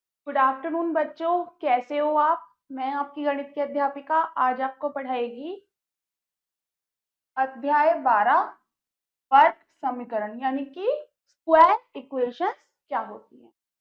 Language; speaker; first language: Hindi; native; Hindi